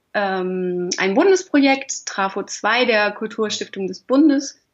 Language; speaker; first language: German; native; German